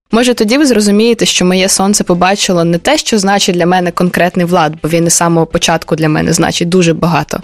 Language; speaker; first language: Ukrainian; native; Ukrainian